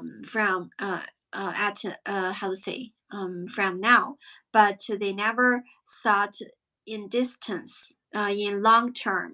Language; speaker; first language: English; non-native, fluent; Chinese